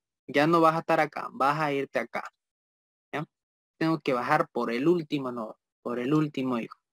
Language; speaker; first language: Spanish; native; Spanish